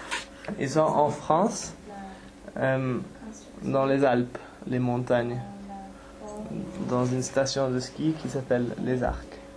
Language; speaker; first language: French; non-native, fluent; English